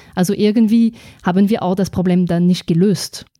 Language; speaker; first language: German; non-native, fluent; French